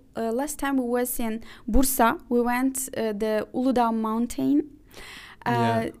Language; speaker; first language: English; non-native, fluent; Azerbaijani